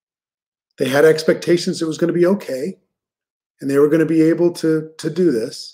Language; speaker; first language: English; native; English